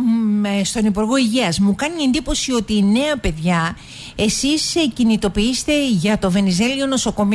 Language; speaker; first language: Greek; native; Greek